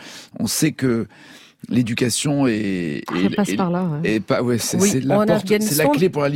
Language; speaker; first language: French; native; French